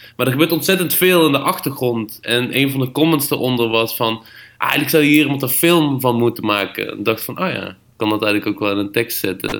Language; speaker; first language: Dutch; native; Dutch